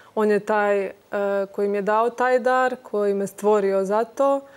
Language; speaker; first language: Croatian; native; Croatian